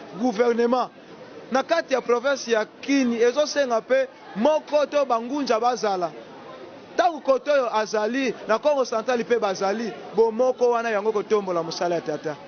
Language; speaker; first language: Lingala; non-native, local second language; Kongo